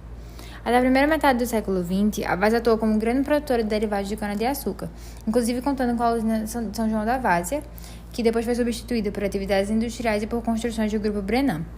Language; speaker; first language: Portuguese; native; Portuguese